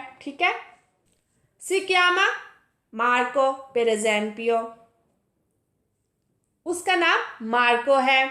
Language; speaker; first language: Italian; non-native, fluent; Urdu